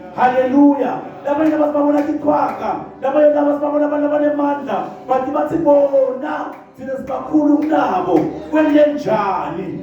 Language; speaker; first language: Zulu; non-native, local second language; Swati